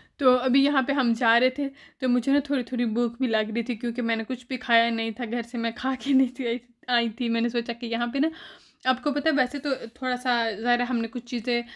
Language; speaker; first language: Urdu; native; Urdu